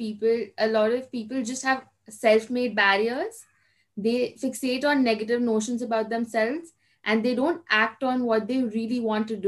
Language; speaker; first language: English; non-native, local second language; Hindi